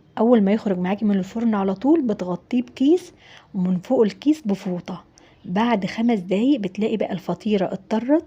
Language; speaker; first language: Arabic; native; Arabic